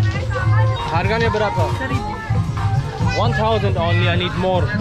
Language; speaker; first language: Indonesian; non-native, learner; German